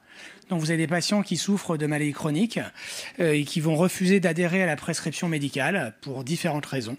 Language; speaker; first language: French; native; French